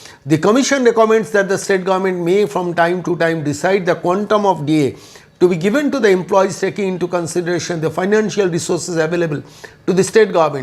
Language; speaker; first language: English; non-native, local second language; Bangla